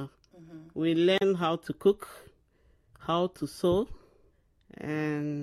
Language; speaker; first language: English; non-native, local second language; Akan